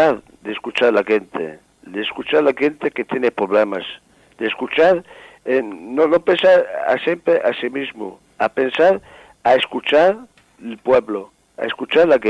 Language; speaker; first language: Spanish; non-native, learner; Italian